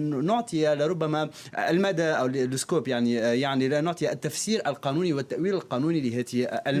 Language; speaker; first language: Arabic; native; Arabic